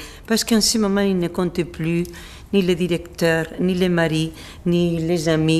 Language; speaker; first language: French; non-native, fluent; Spanish